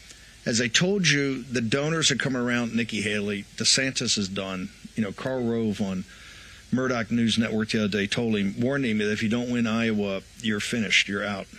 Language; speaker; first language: English; native; English